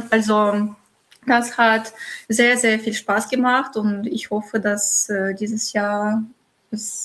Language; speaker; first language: German; non-native, fluent; Russian